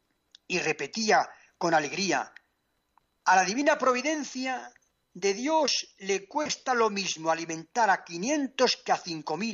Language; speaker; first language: Spanish; native; Spanish